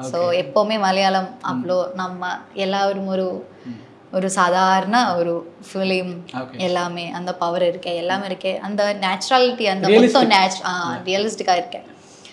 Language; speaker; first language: Tamil; non-native, learner; Malayalam